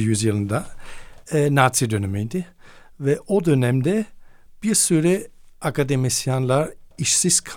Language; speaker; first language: Turkish; non-native, fluent; German